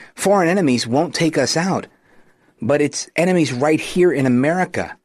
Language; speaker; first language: English; native; English